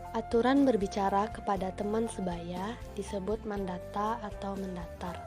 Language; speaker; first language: Indonesian; non-native, local second language; Minangkabau